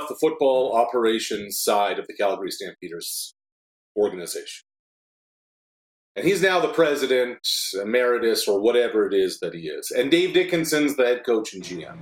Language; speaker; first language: English; native; English